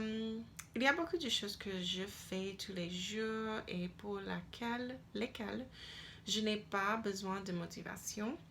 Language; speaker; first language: French; non-native, learner; English